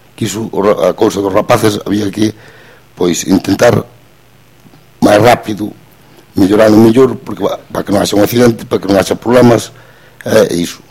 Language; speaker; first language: Galician; native; Galician